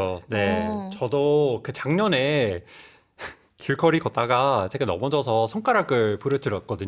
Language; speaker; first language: Korean; non-native, fluent; English